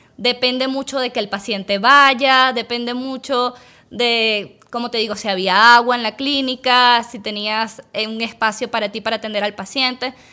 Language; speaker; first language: Spanish; native; Spanish